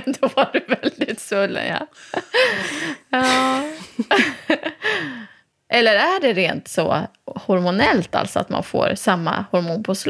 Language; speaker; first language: Swedish; native; Swedish